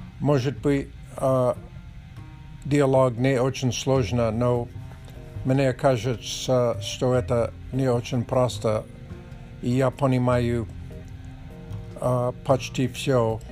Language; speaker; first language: Russian; non-native, learner; English